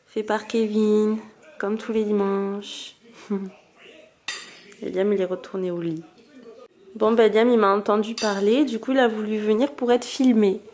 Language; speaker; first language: French; native; French